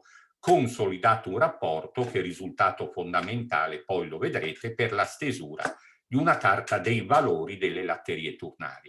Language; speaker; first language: Italian; native; Italian